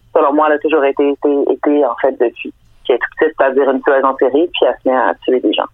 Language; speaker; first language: French; early bilingual, other home language; Danish